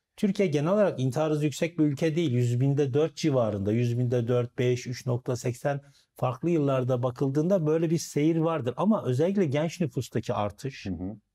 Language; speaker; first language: Turkish; native; Turkish